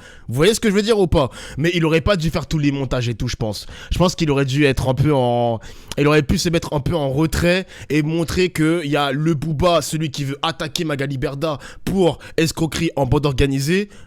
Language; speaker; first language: French; native; French